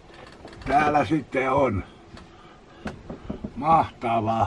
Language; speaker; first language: Finnish; native; Finnish